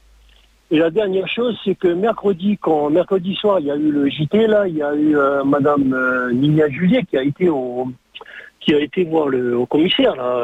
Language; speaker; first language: French; native; French